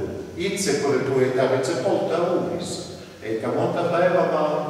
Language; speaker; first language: Finnish; non-native, learner; Russian